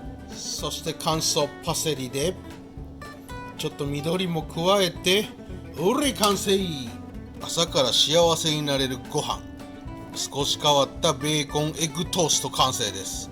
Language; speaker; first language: Japanese; native; Japanese